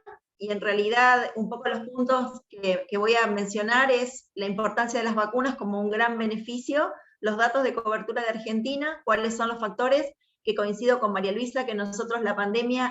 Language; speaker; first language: Spanish; native; Spanish